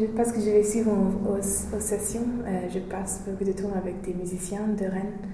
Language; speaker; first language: French; non-native, fluent; English